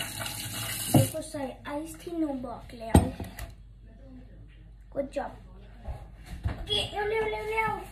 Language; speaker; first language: Thai; early bilingual, heritage; Swedish